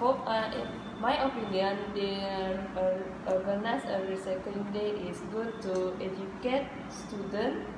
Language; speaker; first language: English; non-native, learner; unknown